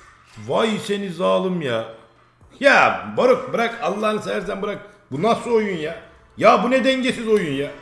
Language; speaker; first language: Turkish; native; Turkish